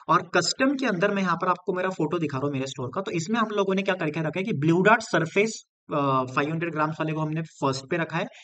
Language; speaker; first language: Hindi; non-native, local second language; Marathi